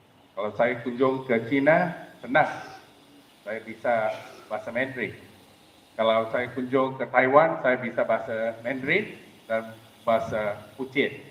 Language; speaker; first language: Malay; non-native, local second language; Min Nan Chinese